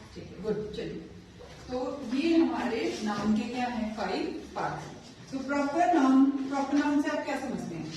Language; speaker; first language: Hindi; native; Hindi